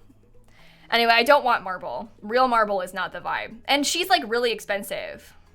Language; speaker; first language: English; native; English